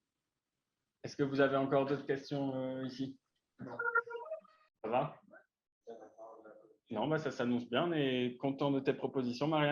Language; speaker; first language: French; native; French